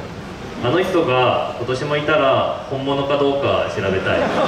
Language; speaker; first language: Japanese; native; Japanese